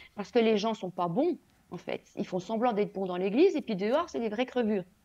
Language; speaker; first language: French; native; French